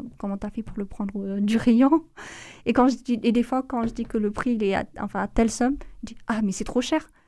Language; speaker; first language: French; non-native, fluent; Amharic